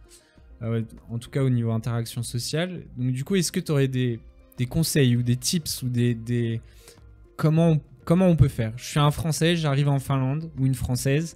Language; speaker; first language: French; native; French